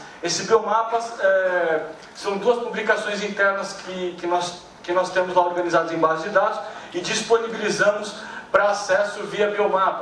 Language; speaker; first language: Portuguese; native; Portuguese